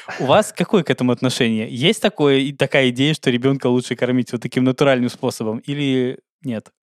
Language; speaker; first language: Russian; native; Russian